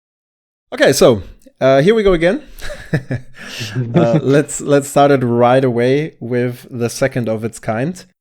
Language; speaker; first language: English; non-native, fluent; German